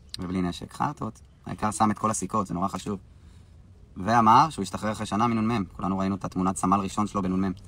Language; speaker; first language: Hebrew; native; Hebrew